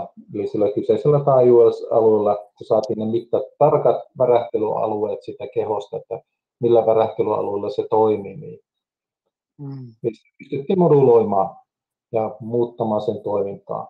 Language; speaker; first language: Finnish; native; Finnish